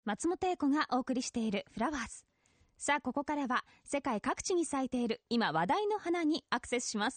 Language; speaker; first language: Japanese; native; Japanese